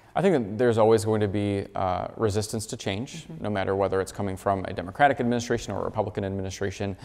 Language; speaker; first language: English; native; English